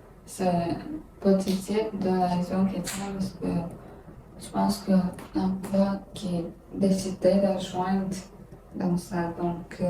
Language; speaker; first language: French; non-native, learner; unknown